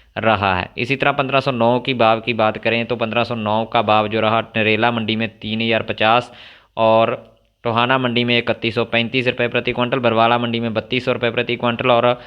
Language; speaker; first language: Hindi; non-native, local second language; Punjabi